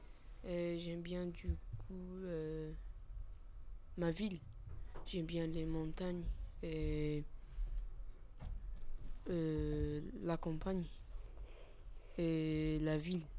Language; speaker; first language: French; non-native, learner; Arabic